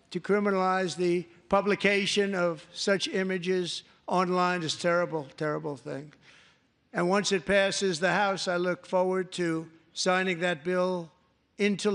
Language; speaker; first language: English; native; English